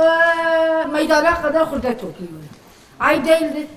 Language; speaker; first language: Turkish; non-native, local second language; Arabic